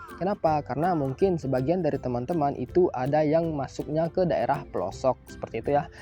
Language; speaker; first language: Indonesian; native; Indonesian